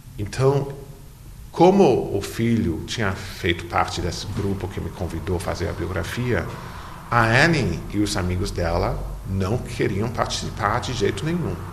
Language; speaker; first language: Portuguese; non-native, fluent; English